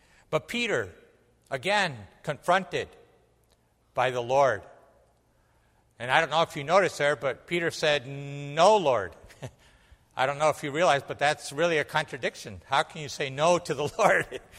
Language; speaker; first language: English; early bilingual, other home language; Spanish